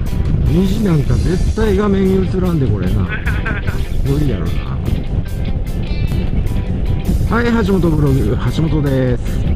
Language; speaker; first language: Japanese; native; Japanese